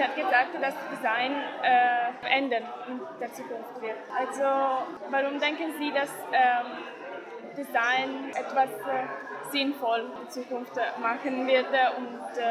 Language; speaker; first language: German; non-native, learner; Italian